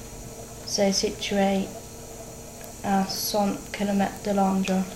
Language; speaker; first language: French; non-native, learner; English